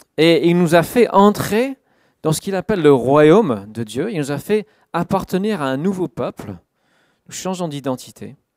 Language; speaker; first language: French; non-native, fluent; English